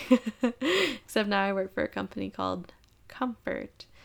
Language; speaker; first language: English; native; English